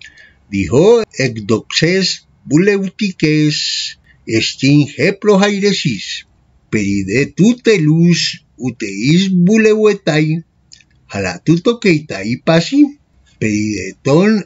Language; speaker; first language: Greek; non-native, fluent; Spanish